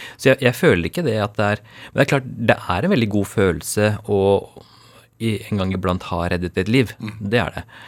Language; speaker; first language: Norwegian; early bilingual, other home language; Urdu